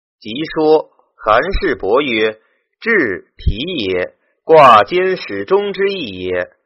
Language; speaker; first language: Chinese; native; Chinese